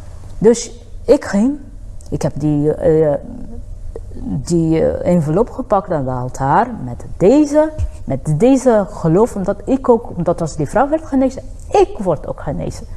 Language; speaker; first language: Dutch; non-native, fluent; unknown